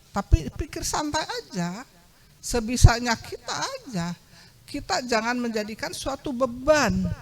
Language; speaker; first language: Indonesian; non-native, local second language; Sundanese